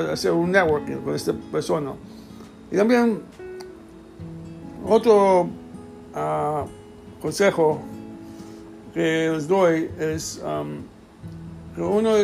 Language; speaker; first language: Spanish; early bilingual, heritage; English